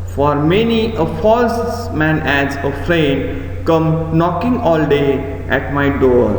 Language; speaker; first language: English; non-native, local second language; Marathi